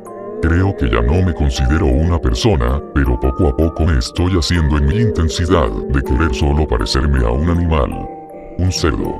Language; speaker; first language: Spanish; native; Spanish